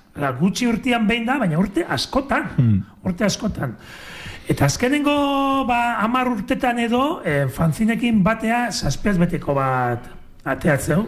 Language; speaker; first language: Basque; native; Basque